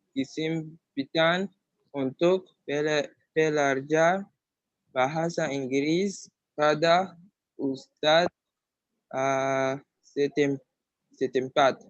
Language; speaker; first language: Indonesian; non-native, learner; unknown